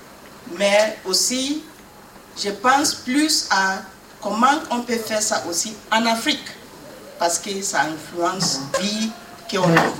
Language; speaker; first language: French; non-native, learner; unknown